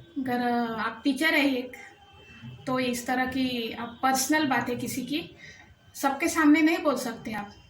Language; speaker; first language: Hindi; non-native, local second language; Marathi